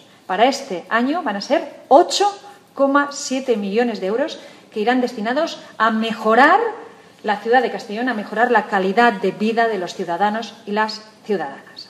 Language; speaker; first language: Spanish; native; Spanish